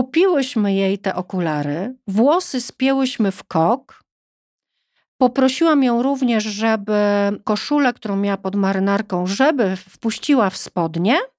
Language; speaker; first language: Polish; native; Polish